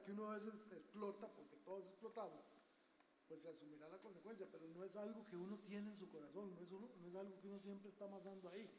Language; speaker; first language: Spanish; native; Spanish